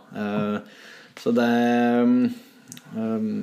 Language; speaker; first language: Norwegian; native; Norwegian